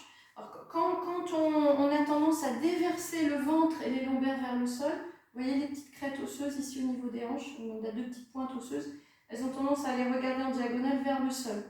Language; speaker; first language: French; native; French